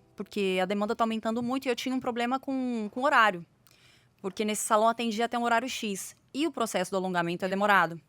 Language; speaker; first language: Portuguese; native; Portuguese